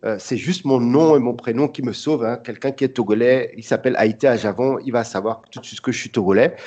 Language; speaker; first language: French; early bilingual, other home language; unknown